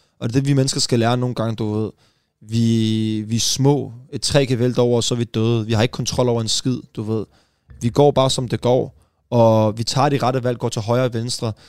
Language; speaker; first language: Danish; early bilingual, other home language; Persian